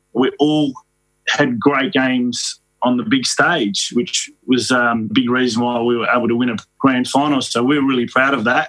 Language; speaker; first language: English; native; English